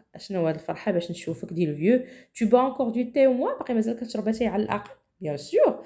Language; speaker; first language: French; non-native, local second language; Arabic